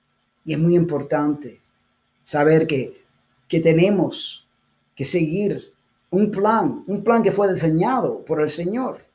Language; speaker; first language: Spanish; early bilingual, heritage; Spanish